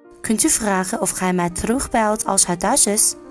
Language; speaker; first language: Dutch; non-native, learner; Chinese